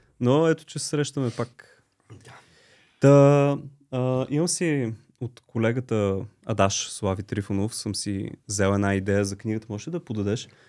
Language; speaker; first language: Bulgarian; native; Bulgarian